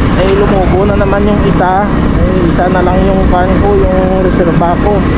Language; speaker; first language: Filipino; non-native, local second language; Hiligaynon